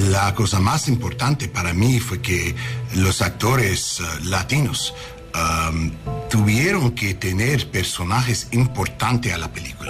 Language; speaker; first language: Spanish; non-native, learner; English